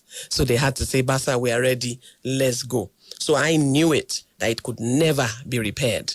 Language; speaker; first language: English; non-native, local second language; Yoruba